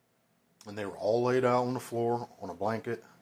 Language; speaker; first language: English; native; English